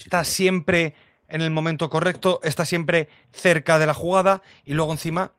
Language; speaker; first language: Spanish; native; Spanish